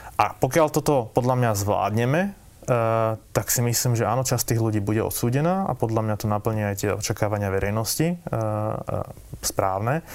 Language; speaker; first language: Slovak; native; Slovak